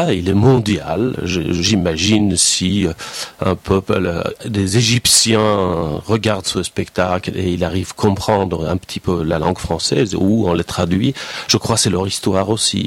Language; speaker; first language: French; non-native, fluent; Persian